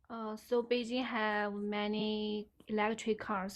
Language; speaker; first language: English; non-native, learner; Chinese